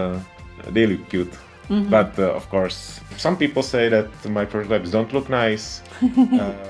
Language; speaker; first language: English; non-native, fluent; Czech